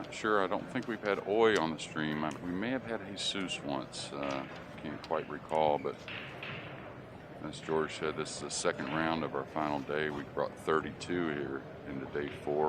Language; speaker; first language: English; native; English